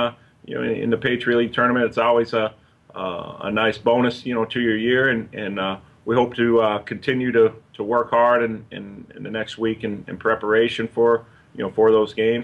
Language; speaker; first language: English; native; English